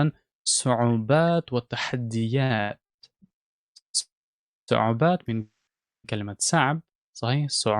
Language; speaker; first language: Arabic; non-native, fluent; Russian